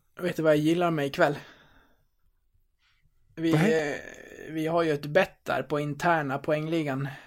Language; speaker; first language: Swedish; native; Swedish